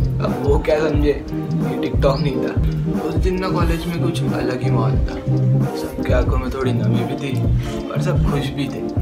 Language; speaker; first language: Hindi; non-native, local second language; Marathi